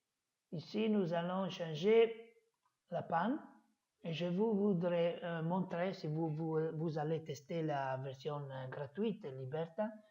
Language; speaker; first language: French; non-native, fluent; Italian